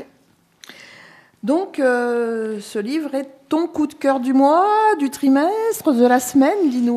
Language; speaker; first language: French; native; French